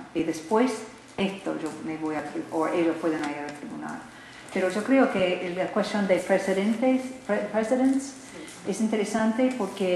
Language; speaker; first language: Spanish; non-native, learner; English